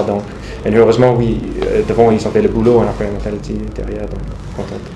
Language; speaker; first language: French; non-native, fluent; English